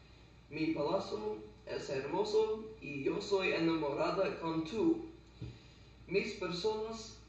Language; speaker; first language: Spanish; non-native, learner; English